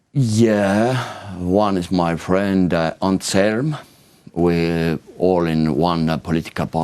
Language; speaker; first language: English; non-native, learner; Estonian